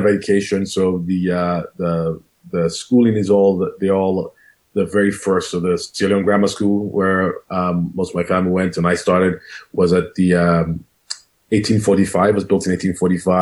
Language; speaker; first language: English; non-native, local second language; Krio